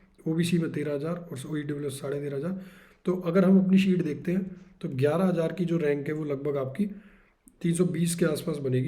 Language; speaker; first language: Hindi; native; Hindi